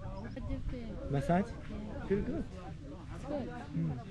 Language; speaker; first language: English; non-native, learner; Korean